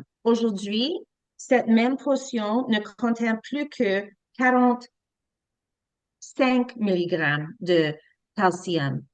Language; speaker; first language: French; non-native, learner; English